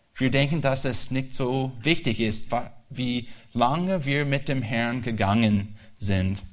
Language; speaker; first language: German; non-native, learner; English